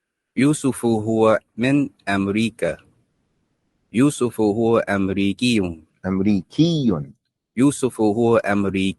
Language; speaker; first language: Arabic; non-native, learner; English